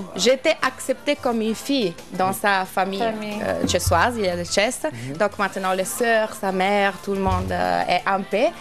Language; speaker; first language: French; non-native, fluent; Italian